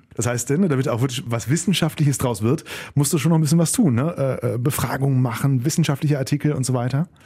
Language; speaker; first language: German; native; German